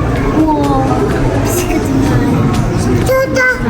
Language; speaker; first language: Romanian; early bilingual, heritage; Romanian